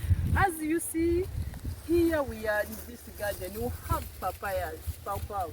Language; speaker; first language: English; non-native, local second language; Kinyarwanda